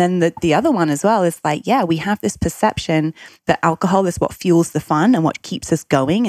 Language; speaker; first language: English; native; English